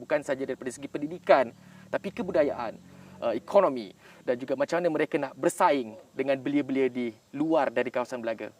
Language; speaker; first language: Malay; native; Malay